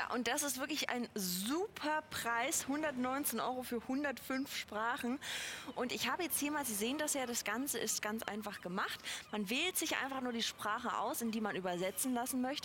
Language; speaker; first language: German; native; German